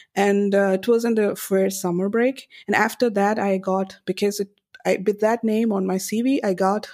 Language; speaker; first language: English; non-native, local second language; Malayalam